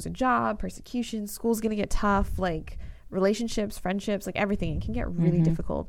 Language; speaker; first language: English; native; English